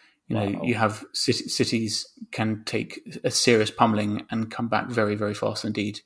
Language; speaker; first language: English; native; English